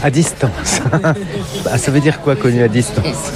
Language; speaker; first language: French; native; French